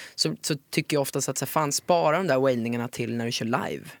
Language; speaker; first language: Swedish; early bilingual, other home language; Italian